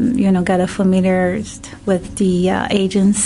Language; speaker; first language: English; non-native, learner; Chinese